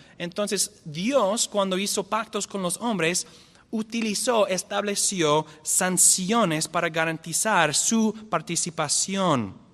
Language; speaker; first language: Spanish; non-native, fluent; English